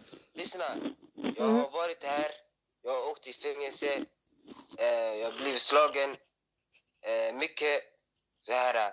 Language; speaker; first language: Swedish; early bilingual, other home language; Somali